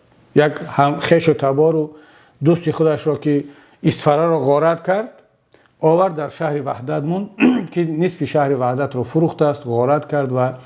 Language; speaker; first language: Persian; native; Persian